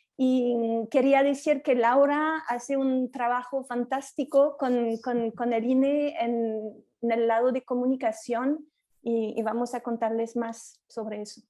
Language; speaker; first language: Spanish; non-native, fluent; French